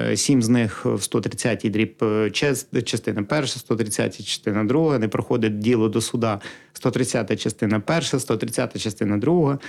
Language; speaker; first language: Ukrainian; native; Ukrainian